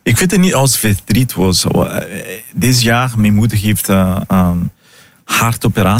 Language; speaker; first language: Dutch; non-native, learner; Portuguese